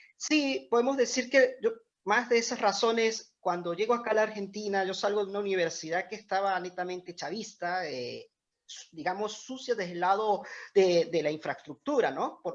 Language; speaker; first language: Spanish; native; Spanish